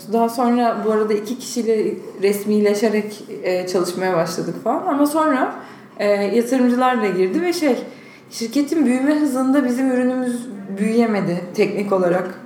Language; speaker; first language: Turkish; native; Turkish